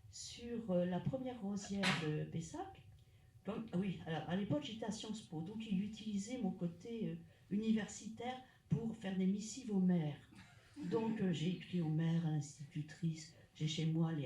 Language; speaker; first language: French; native; French